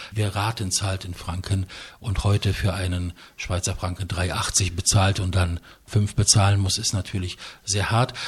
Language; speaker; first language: German; non-native, fluent; Polish